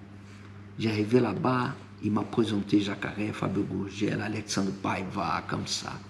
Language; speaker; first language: French; non-native, fluent; Portuguese